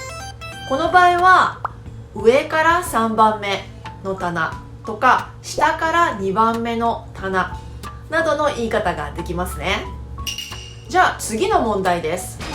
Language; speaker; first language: Japanese; native; Japanese